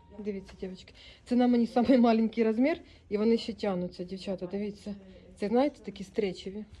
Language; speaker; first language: Ukrainian; native; Ukrainian